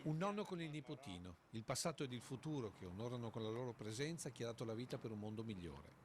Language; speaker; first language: Italian; native; Italian